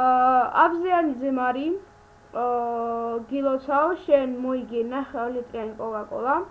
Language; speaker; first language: Georgian; native; Georgian